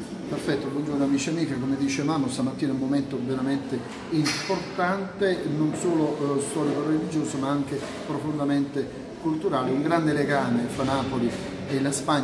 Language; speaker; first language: Italian; native; Italian